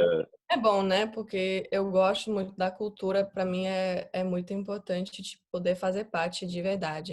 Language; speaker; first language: Portuguese; non-native, fluent; English